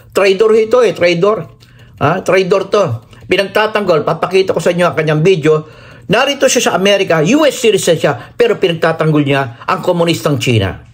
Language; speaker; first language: Filipino; native; Filipino